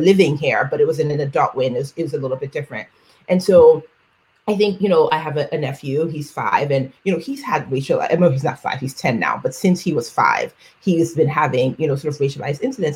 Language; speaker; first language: English; non-native, local second language; Yoruba